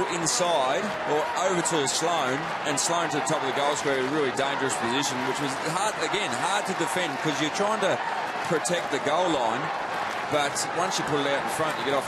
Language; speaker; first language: English; native; English